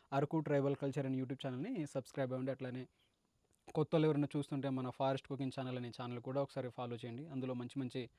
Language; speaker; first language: Telugu; native; Telugu